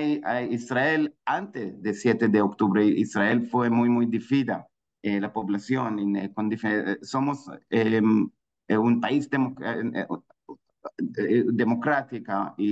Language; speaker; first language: Spanish; non-native, fluent; Hebrew